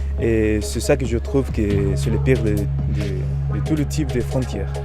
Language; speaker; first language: French; non-native, fluent; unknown